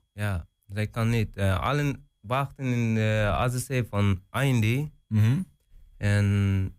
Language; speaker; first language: Dutch; non-native, learner; Persian